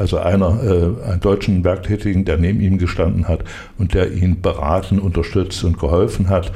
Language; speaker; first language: German; native; German